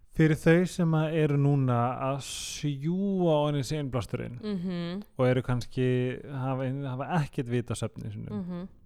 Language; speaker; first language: Icelandic; native; Icelandic